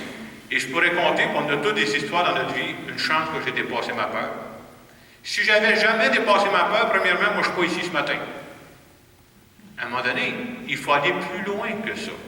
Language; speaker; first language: French; native; French